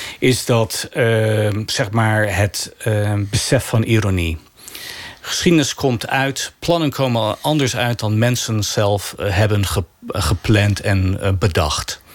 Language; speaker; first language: Dutch; non-native, fluent; English